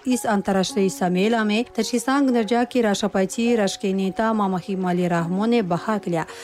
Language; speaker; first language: Hindi; non-native, fluent; Tajik